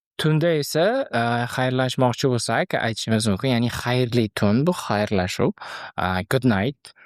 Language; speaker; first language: Uzbek; native; Uzbek